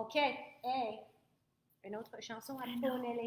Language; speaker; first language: French; non-native, fluent; English